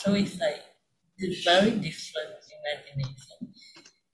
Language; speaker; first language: English; non-native, local second language; Chinese